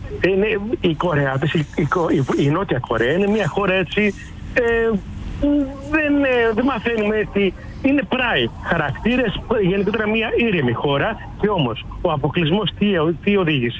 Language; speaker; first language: Greek; native; Greek